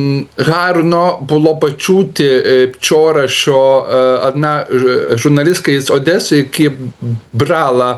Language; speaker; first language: Ukrainian; non-native, learner; Lithuanian